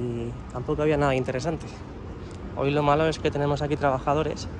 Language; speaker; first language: Spanish; native; Spanish